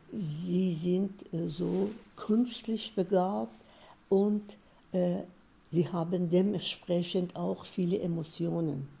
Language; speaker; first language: German; non-native, fluent; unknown